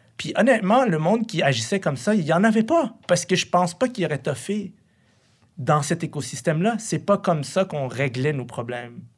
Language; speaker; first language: French; early bilingual, other home language; Arabic